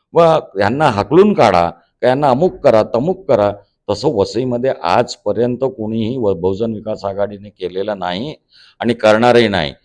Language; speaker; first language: Marathi; non-native, local second language; Hindi